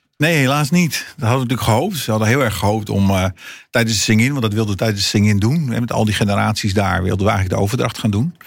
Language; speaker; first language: Dutch; non-native, fluent; Portuguese